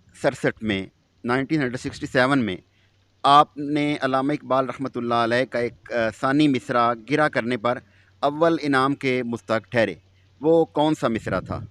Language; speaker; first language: Urdu; non-native, local second language; Punjabi